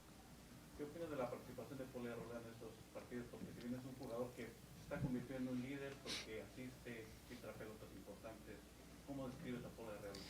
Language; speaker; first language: Spanish; native; Spanish